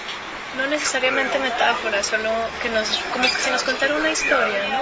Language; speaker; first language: Italian; non-native, learner; Spanish